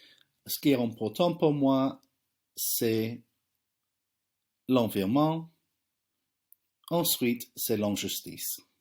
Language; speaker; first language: French; non-native, fluent; English